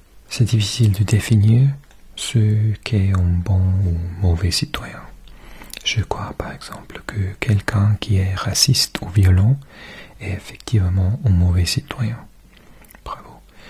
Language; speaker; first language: French; non-native, fluent; English